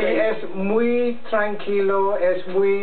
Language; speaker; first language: Spanish; non-native, learner; English